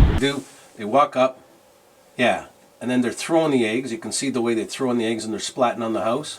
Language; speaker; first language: English; native; English